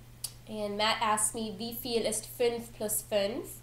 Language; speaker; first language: German; non-native, learner; English